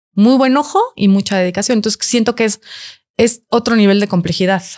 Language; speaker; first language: Spanish; native; Spanish